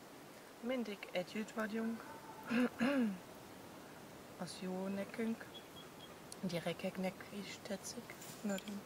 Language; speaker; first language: Hungarian; non-native, learner; German